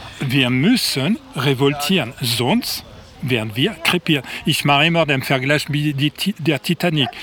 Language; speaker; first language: German; non-native, fluent; French